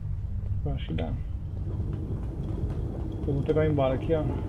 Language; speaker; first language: Portuguese; native; Portuguese